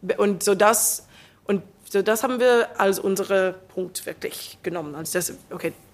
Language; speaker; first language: German; non-native, learner; English